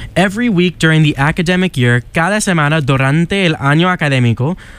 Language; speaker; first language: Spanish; non-native, learner; English